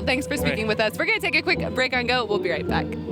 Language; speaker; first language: English; native; English